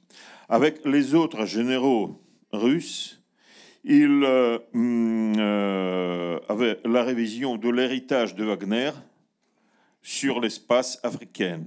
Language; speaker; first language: French; non-native, learner; Russian